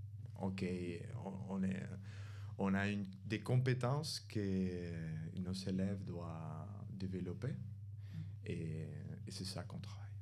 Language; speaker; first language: French; non-native, fluent; Spanish